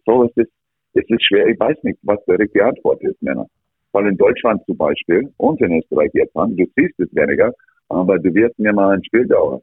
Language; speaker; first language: German; non-native, fluent; English